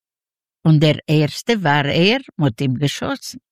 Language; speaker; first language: German; non-native, learner; Yiddish